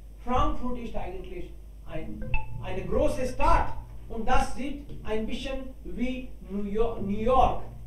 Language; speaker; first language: German; non-native, fluent; Hindi